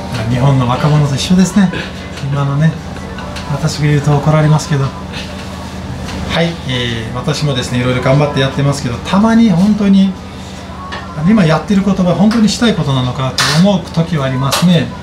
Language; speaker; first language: Japanese; non-native, fluent; Azerbaijani